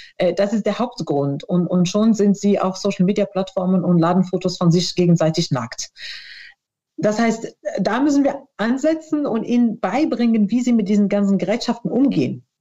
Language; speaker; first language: German; non-native, fluent; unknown